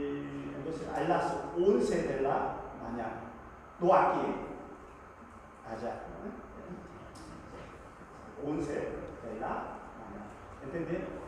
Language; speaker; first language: Spanish; non-native, learner; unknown